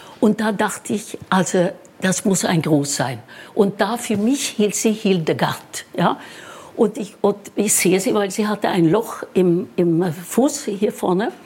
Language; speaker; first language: German; non-native, fluent; Norwegian